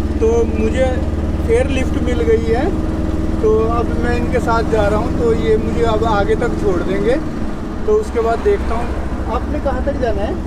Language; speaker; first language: Hindi; native; Hindi